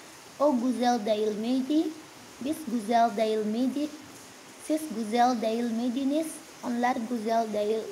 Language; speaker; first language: Turkish; non-native, learner; Indonesian